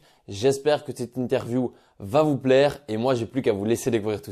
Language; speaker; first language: French; native; French